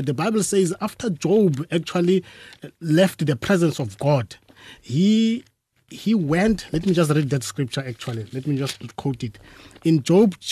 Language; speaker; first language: English; non-native, local second language; Tswana